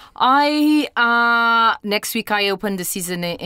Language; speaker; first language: English; non-native, fluent; Portuguese